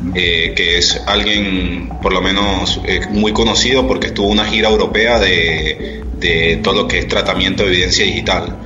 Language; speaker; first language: Spanish; native; Spanish